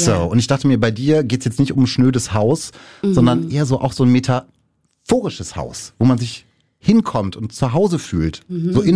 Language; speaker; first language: German; native; German